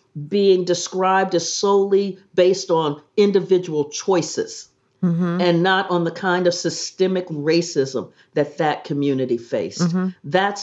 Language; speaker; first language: English; native; English